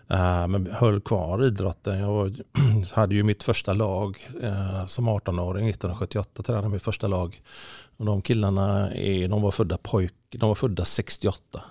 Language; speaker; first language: Swedish; native; Swedish